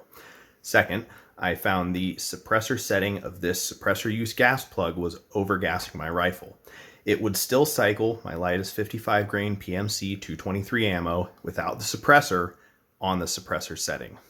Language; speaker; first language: English; native; English